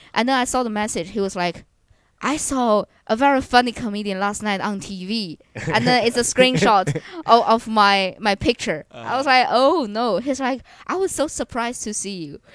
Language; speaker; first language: English; non-native, fluent; Chinese